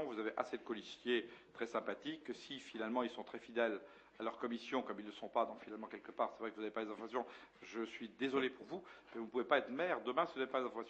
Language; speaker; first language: French; native; French